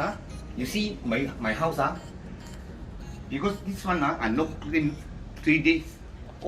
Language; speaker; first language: English; non-native, local second language; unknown